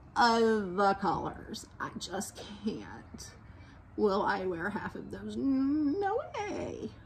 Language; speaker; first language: English; native; English